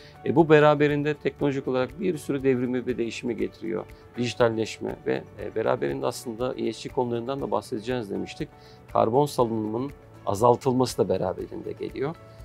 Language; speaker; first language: Turkish; native; Turkish